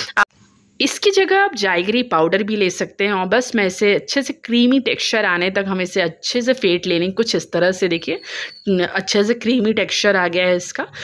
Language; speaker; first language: Hindi; native; Hindi